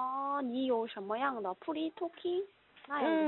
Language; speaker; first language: Chinese; non-native, learner; Korean